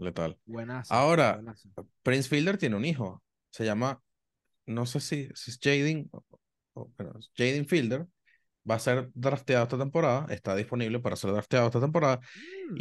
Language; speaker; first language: Spanish; native; Spanish